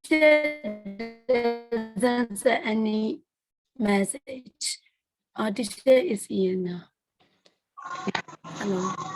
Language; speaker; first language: English; non-native, learner; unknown